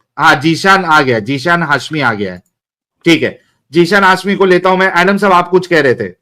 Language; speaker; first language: Hindi; native; Hindi